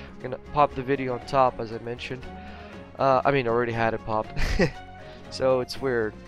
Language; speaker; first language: English; non-native, fluent; Russian